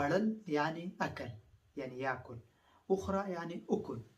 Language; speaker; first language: Arabic; non-native, fluent; Pashto